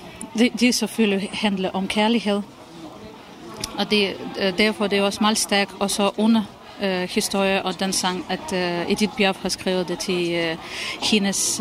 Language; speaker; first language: Danish; non-native, fluent; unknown